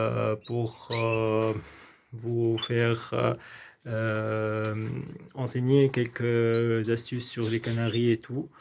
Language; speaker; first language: French; non-native, local second language; Arabic